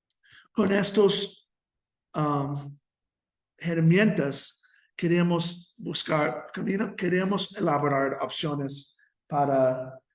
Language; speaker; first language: Spanish; non-native, fluent; English